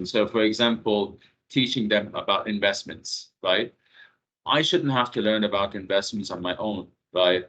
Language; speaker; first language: English; non-native, fluent; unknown